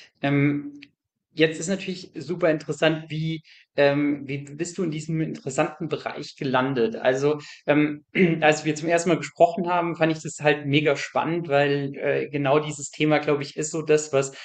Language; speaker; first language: German; native; German